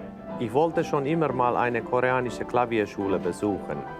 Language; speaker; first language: German; non-native, fluent; Finnish